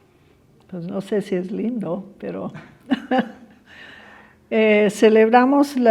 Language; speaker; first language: Spanish; early bilingual, other home language; English